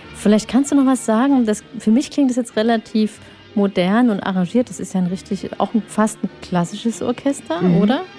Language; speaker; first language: German; native; German